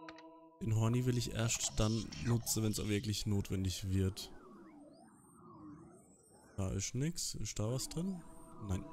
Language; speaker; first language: German; native; German